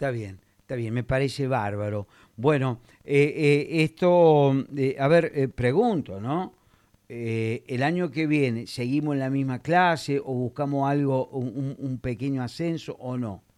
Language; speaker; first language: Spanish; native; Spanish